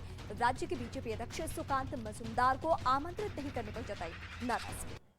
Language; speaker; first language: Hindi; native; Hindi